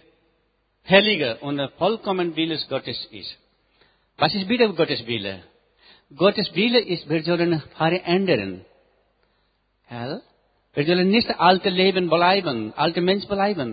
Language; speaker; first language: German; non-native, learner; Nepali